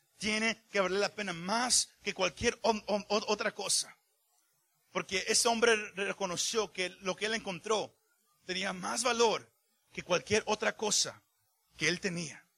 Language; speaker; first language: Spanish; early bilingual, heritage; Spanish